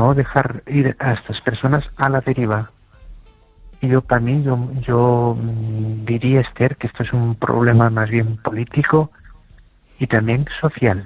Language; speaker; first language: Spanish; native; Spanish